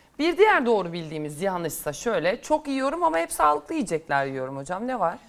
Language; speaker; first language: Turkish; native; Turkish